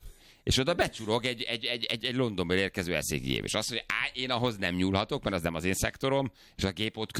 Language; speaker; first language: Hungarian; native; Hungarian